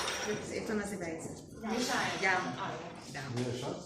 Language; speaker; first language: Russian; non-native, learner; Czech